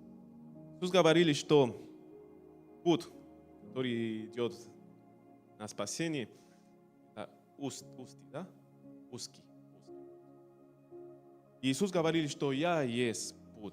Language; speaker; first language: Russian; non-native, learner; Spanish